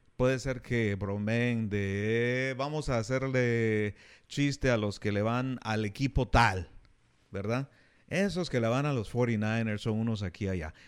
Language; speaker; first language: Spanish; native; Spanish